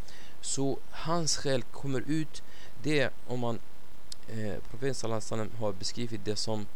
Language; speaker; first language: Swedish; non-native, fluent; Arabic